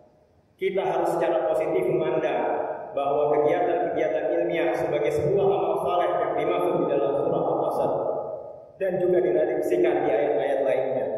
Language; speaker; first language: Indonesian; native; Indonesian